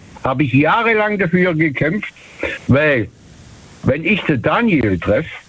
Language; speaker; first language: German; native; German